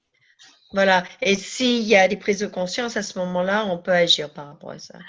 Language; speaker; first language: French; native; French